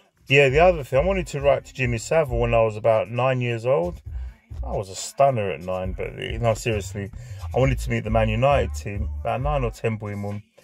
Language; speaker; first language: English; early bilingual, other home language; Greek